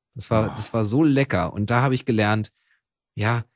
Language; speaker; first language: German; native; German